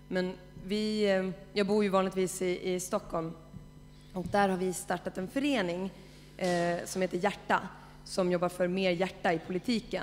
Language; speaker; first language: Swedish; native; Swedish